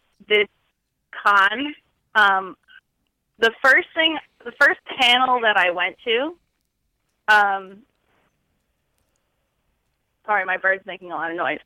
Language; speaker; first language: English; native; English